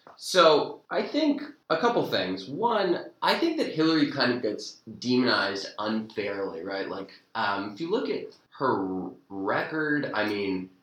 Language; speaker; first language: English; native; English